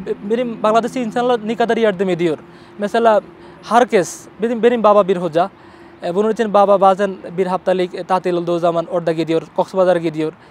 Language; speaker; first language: Turkish; non-native, learner; Bangla